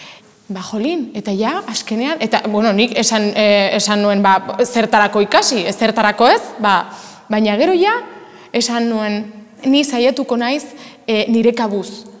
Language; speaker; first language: Basque; non-native, fluent; Spanish